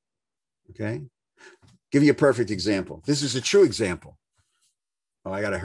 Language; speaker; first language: English; native; English